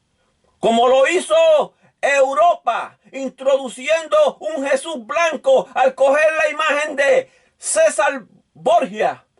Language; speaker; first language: Spanish; native; Spanish